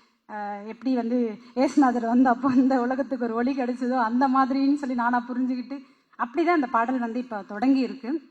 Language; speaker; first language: Tamil; native; Tamil